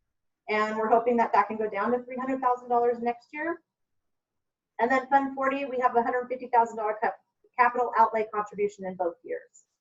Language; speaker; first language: English; native; English